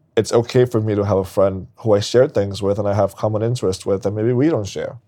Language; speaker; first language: English; non-native, fluent; Spanish